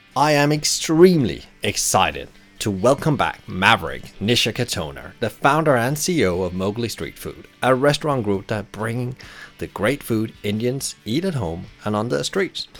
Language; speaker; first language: English; native; English